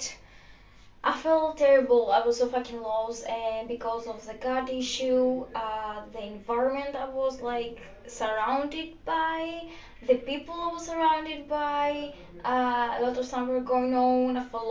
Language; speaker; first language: English; non-native, fluent; Greek